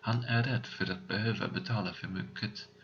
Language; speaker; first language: Swedish; non-native, learner; Dutch